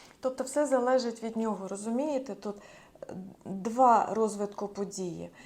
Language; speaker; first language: Ukrainian; non-native, local second language; Russian